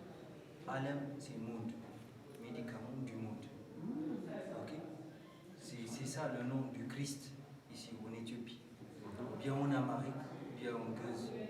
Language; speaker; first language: French; non-native, fluent; Amharic